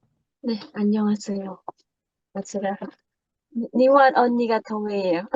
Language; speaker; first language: Korean; non-native, learner; Japanese